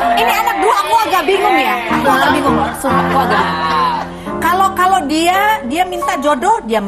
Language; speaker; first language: Indonesian; native; Indonesian